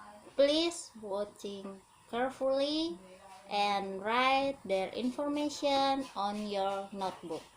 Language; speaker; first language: English; non-native, learner; Indonesian